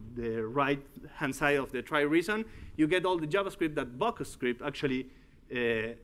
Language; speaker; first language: English; non-native, fluent; Spanish